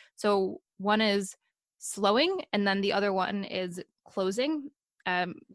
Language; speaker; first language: English; native; English